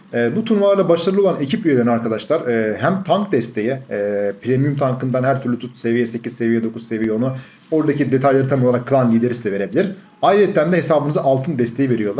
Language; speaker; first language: Turkish; native; Turkish